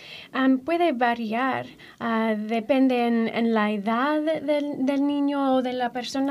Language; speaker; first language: Spanish; non-native, fluent; English